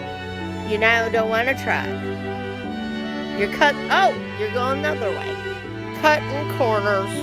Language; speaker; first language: English; native; English